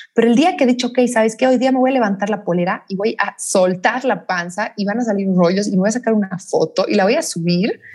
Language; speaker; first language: Spanish; native; Spanish